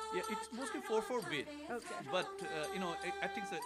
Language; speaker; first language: English; non-native, local second language; Assamese